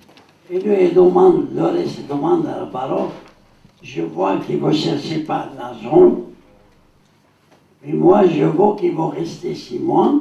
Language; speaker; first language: French; non-native, learner; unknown